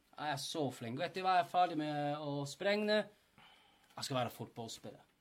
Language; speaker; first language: Norwegian; non-native, fluent; English